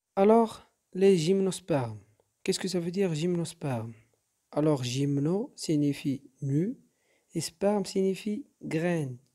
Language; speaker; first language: French; non-native, local second language; Arabic